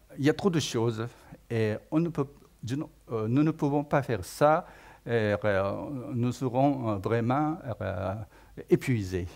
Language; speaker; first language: French; non-native, fluent; Japanese